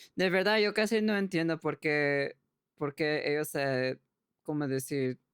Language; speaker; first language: Spanish; non-native, learner; English